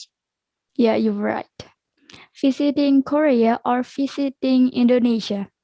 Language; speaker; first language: English; non-native, learner; Indonesian